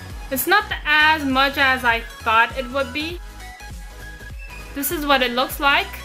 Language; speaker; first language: English; non-native, fluent; Chinese